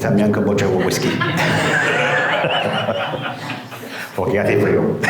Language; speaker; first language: Spanish; non-native, fluent; English